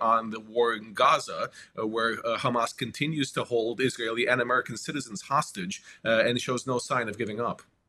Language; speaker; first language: English; native; English